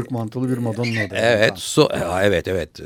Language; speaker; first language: Turkish; native; Turkish